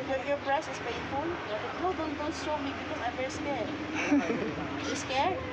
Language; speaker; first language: English; non-native, learner; Filipino